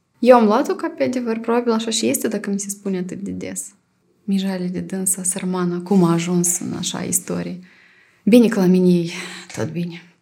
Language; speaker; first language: Romanian; native; Romanian